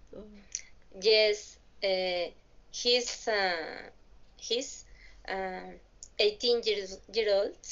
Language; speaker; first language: English; non-native, learner; Spanish